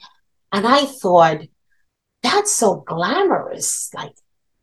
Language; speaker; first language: English; non-native, fluent; Spanish